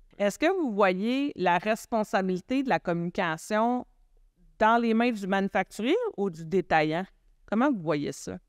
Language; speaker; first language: French; native; French